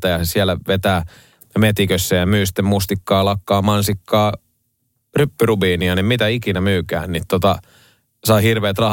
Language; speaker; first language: Finnish; native; Finnish